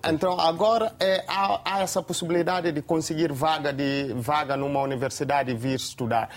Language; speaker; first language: Portuguese; non-native, local second language; Upper Guinea Crioulo